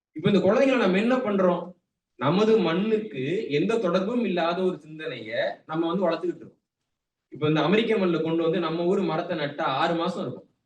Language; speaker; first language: Tamil; native; Tamil